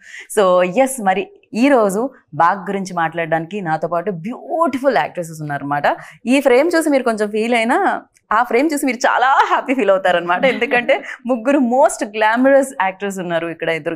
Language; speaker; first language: Telugu; native; Telugu